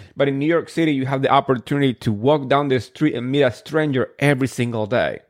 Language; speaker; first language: English; non-native, fluent; Spanish